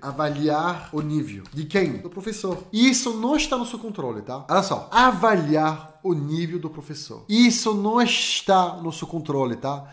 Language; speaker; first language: Portuguese; non-native, fluent; French